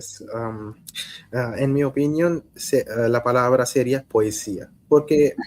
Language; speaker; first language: Spanish; non-native, learner; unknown